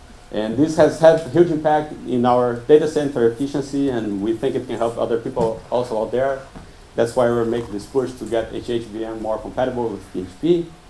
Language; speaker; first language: English; non-native, fluent; Portuguese